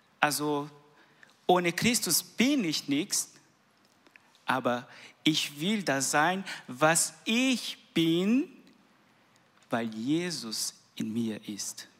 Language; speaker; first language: German; non-native, learner; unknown